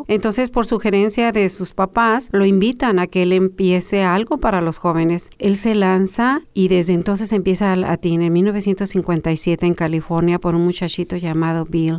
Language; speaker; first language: Spanish; native; Spanish